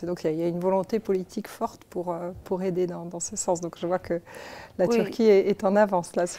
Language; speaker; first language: French; native; French